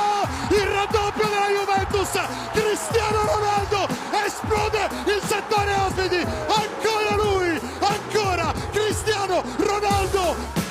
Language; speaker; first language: Italian; native; Italian